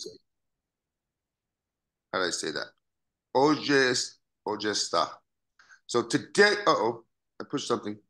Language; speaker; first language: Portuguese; non-native, learner; English